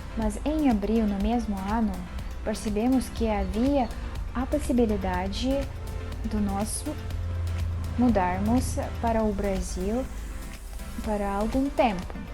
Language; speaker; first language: Portuguese; non-native, learner; Russian